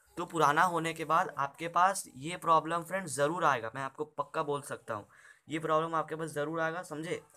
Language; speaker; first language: Hindi; native; Hindi